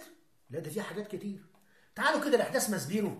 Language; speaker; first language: Arabic; native; Arabic